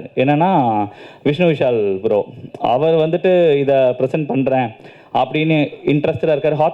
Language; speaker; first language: Tamil; native; Tamil